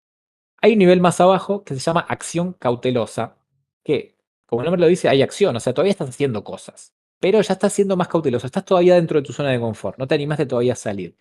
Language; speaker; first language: Spanish; native; Spanish